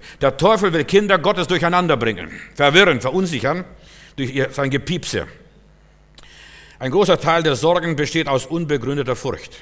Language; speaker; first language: German; native; German